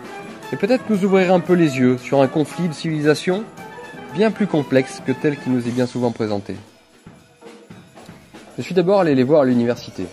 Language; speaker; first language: French; native; French